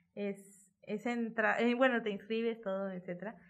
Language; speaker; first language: Spanish; native; Spanish